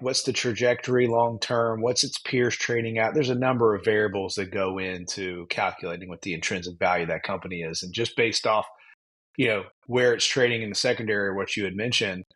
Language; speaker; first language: English; native; English